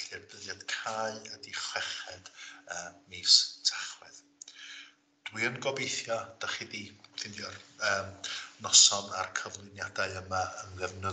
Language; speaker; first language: Welsh; native; Welsh